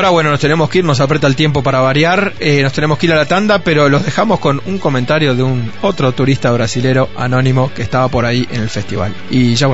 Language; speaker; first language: Spanish; native; Spanish